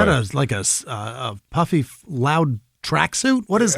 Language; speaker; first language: English; native; English